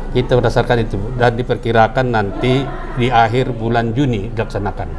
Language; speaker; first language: Indonesian; native; Indonesian